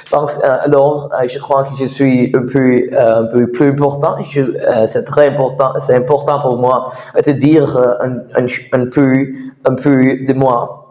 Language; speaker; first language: French; non-native, learner; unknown